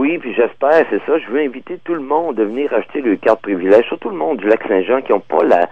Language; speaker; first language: French; native; French